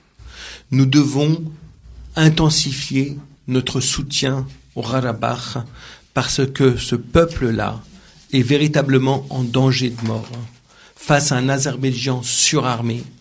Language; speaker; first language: French; native; French